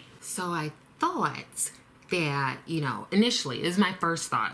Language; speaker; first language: English; native; English